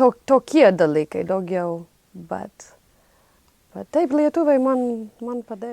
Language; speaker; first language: Lithuanian; non-native, fluent; English